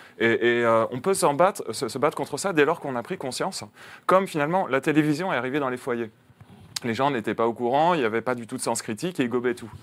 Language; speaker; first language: French; native; French